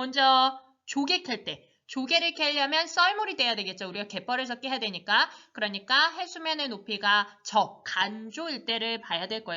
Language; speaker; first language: Korean; native; Korean